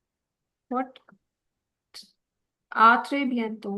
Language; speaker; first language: French; non-native, fluent; Hindi